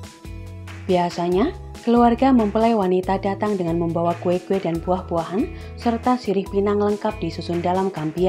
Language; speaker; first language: Indonesian; native; Indonesian